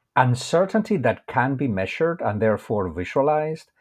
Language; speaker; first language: English; non-native, fluent; Spanish